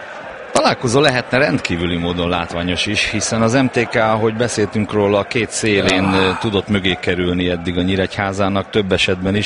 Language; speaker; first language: Hungarian; native; Hungarian